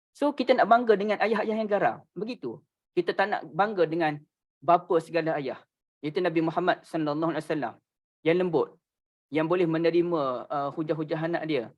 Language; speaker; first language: Malay; native; Malay